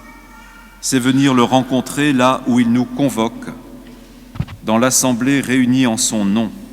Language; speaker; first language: French; native; French